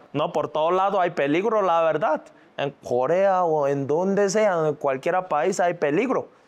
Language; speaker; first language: Spanish; non-native, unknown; Korean